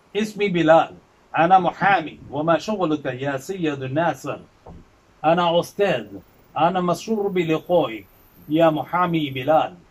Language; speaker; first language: Arabic; non-native, fluent; Burmese